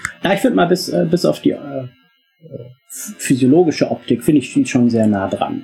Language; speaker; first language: German; native; German